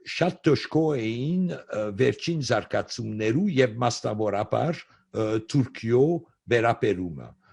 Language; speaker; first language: Armenian; early bilingual, heritage; Armenian